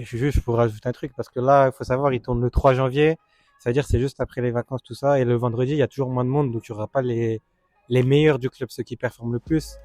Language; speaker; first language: French; native; French